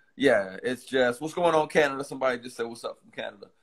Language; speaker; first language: English; native; English